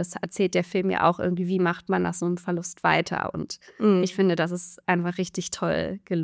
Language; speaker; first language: German; native; German